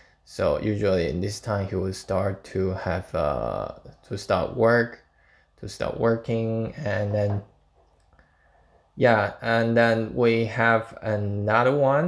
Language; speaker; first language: English; non-native, fluent; Chinese